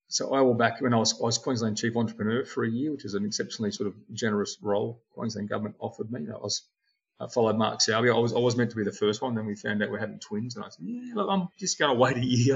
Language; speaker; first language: English; native; English